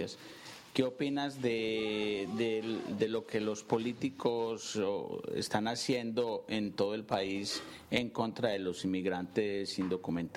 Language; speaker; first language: Spanish; native; Spanish